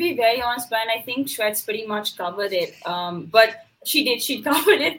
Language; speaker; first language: English; non-native, local second language; Hindi